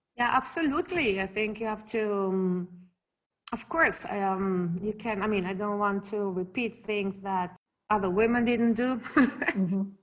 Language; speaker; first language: English; non-native, fluent; Italian